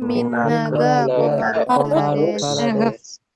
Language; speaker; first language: Japanese; non-native, learner; Indonesian